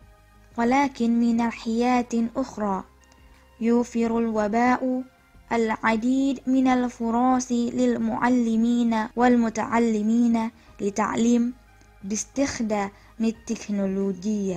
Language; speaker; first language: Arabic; non-native, learner; Indonesian